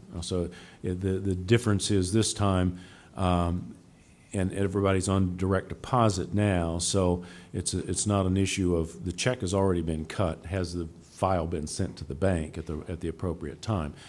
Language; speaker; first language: English; native; English